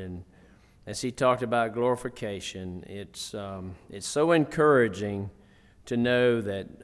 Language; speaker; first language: English; native; English